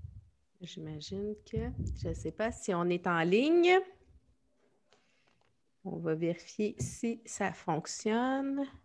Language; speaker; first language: French; native; French